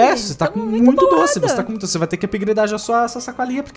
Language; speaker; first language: Portuguese; native; Portuguese